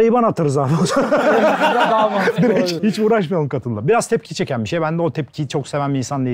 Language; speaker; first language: Turkish; native; Turkish